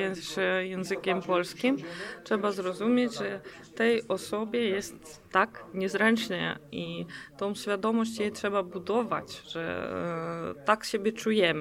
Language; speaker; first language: Polish; non-native, fluent; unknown